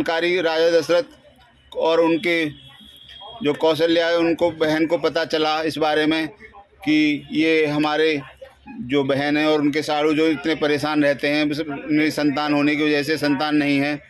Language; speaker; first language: Hindi; native; Hindi